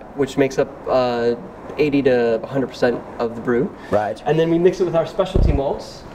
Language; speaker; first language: English; native; English